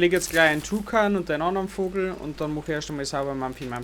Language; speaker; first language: German; native; German